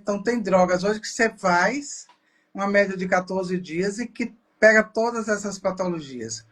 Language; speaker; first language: Portuguese; native; Portuguese